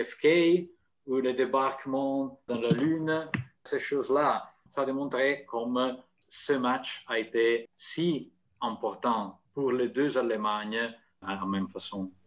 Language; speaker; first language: French; non-native, fluent; Italian